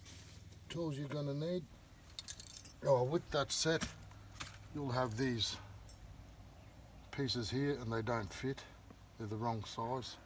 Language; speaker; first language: English; native; English